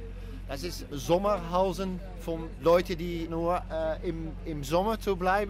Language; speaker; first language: German; non-native, learner; Dutch